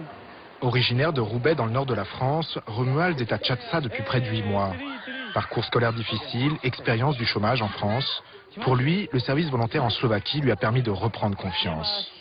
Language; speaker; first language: French; native; French